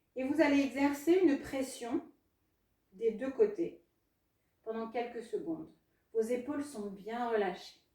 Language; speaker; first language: French; non-native, fluent; Spanish